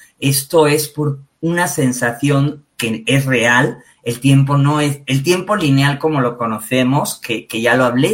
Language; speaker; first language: Spanish; native; Spanish